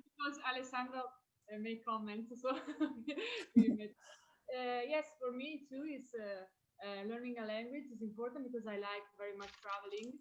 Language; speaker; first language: English; non-native, fluent; Italian